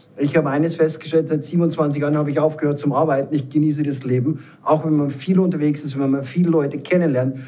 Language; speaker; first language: German; native; German